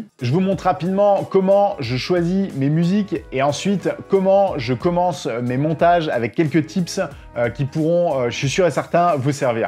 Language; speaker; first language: French; native; French